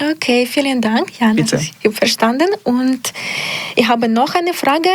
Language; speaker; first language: German; non-native, learner; Ukrainian